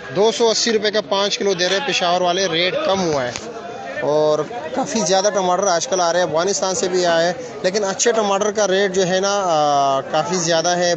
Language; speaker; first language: Urdu; non-native, local second language; Pashto